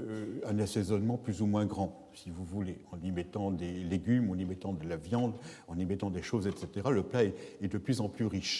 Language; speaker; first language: French; native; French